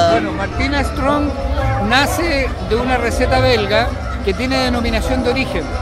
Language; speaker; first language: Spanish; native; Spanish